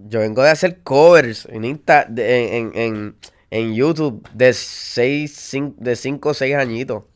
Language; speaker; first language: Spanish; native; Spanish